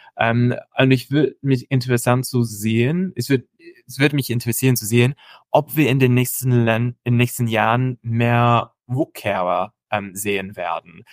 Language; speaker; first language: German; non-native, fluent; English